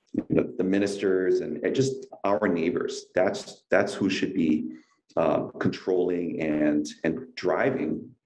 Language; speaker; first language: English; native; English